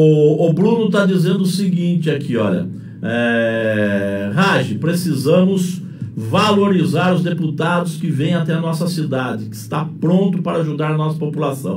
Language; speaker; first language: Portuguese; native; Portuguese